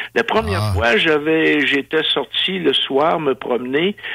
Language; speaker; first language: French; native; French